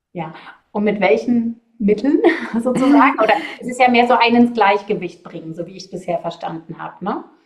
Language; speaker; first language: German; native; German